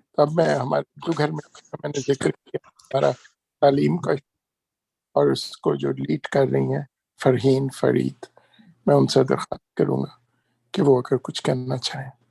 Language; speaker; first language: Urdu; native; Urdu